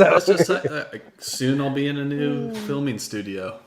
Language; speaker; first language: English; native; English